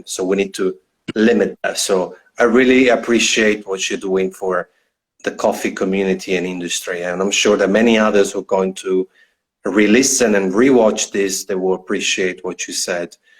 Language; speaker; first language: English; non-native, fluent; Italian